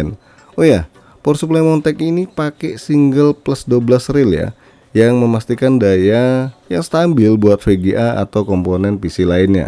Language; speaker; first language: Indonesian; native; Indonesian